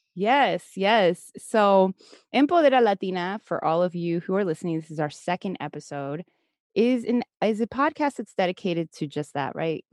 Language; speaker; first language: English; native; English